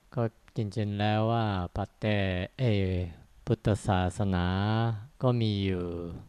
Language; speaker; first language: Thai; non-native, fluent; Japanese